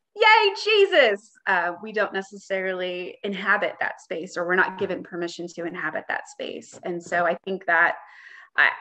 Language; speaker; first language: English; native; English